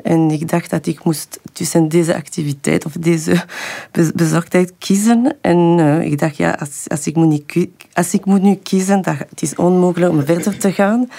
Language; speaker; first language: Dutch; non-native, local second language; French